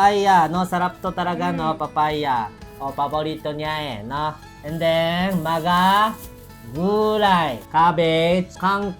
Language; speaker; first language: Filipino; non-native, learner; Japanese